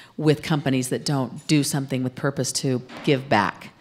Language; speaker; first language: English; native; English